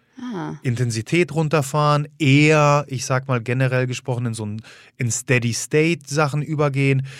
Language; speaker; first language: German; early bilingual, other home language; Polish